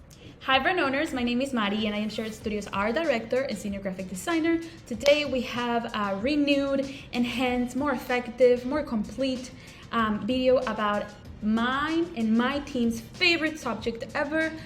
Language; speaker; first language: English; non-native, local second language; Spanish